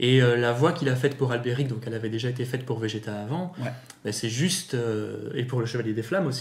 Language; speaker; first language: French; native; French